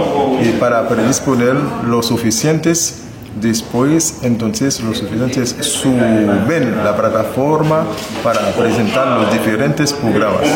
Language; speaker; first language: Spanish; non-native, fluent; Haitian Creole